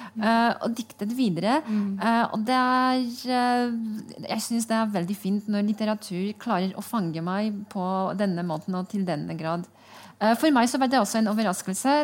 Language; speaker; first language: Norwegian; non-native, fluent; Polish